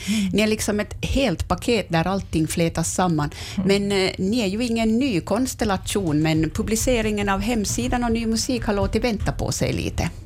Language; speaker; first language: Swedish; native; Swedish